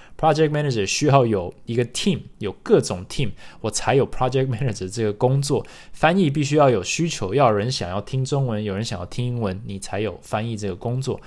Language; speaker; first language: Chinese; early bilingual, other home language; English